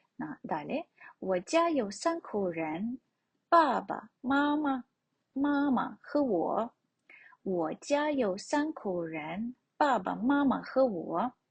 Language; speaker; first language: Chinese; non-native, fluent; Ukrainian